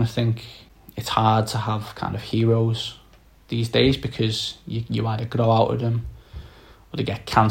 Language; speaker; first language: English; native; English